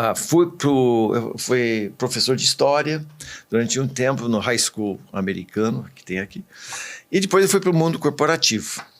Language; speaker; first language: Portuguese; early bilingual, other home language; English